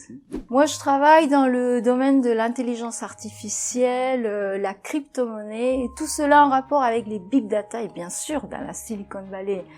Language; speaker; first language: French; native; French